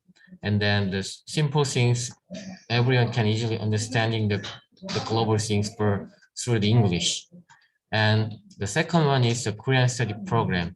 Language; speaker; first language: English; non-native, learner; Korean